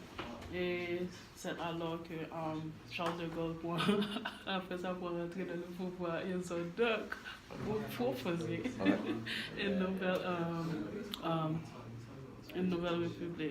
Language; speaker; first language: French; non-native, learner; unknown